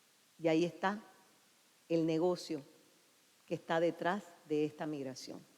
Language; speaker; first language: Spanish; native; Spanish